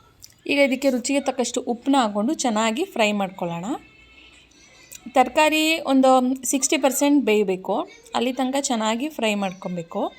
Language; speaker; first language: Kannada; native; Kannada